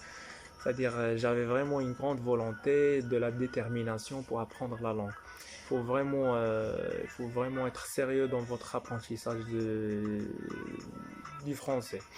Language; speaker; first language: French; non-native, fluent; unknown